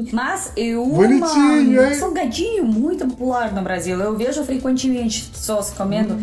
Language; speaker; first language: Portuguese; non-native, fluent; Russian